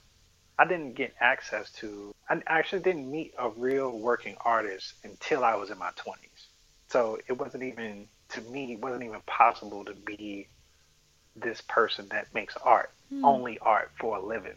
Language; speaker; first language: English; native; English